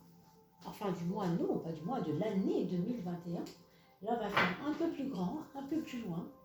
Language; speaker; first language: French; native; French